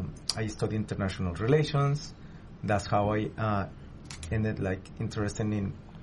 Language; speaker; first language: English; non-native, fluent; Spanish